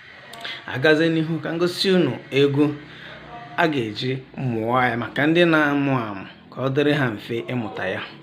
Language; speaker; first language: Igbo; native; Igbo